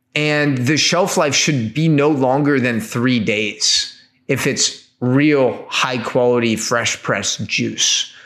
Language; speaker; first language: English; native; English